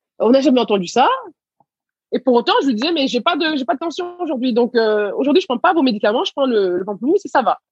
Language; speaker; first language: French; early bilingual, other home language; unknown